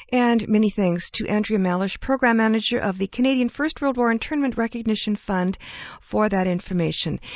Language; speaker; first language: English; early bilingual, other home language; Ukrainian